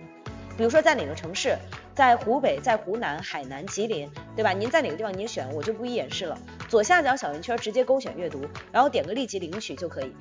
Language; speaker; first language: Chinese; native; Chinese